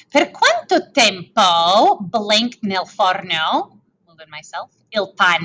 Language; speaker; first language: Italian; non-native, fluent; English